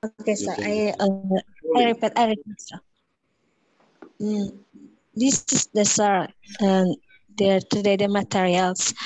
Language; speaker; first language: English; non-native, learner; Indonesian